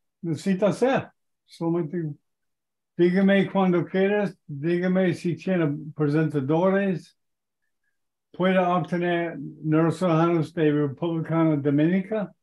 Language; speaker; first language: Spanish; non-native, learner; English